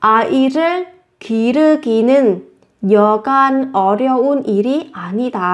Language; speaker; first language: Korean; non-native, fluent; Vietnamese